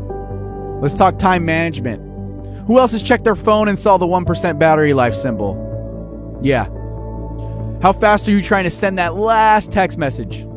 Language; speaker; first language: English; native; English